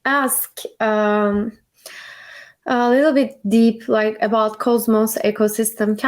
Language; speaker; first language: English; non-native, learner; Turkish